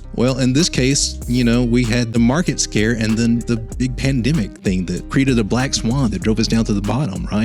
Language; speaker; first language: English; native; English